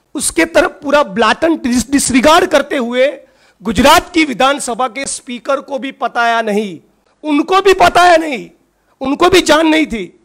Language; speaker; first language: Hindi; non-native, local second language; Gujarati